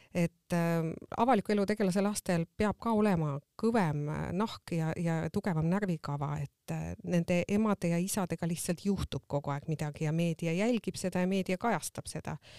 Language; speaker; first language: Estonian; native; Estonian